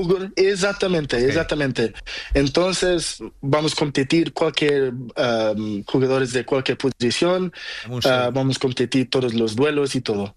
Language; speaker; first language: Spanish; non-native, learner; Portuguese